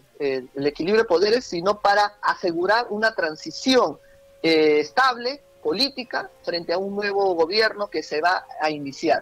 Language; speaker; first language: Spanish; native; Spanish